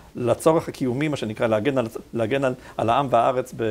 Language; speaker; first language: Hebrew; native; Hebrew